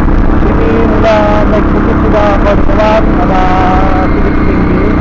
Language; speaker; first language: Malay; non-native, local second language; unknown